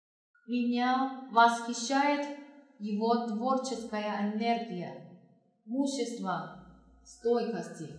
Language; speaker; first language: Russian; non-native, fluent; Chinese